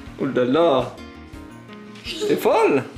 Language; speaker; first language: French; native; French